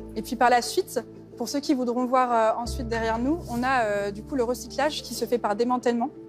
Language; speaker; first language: French; native; French